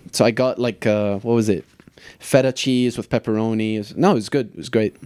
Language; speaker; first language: English; native; English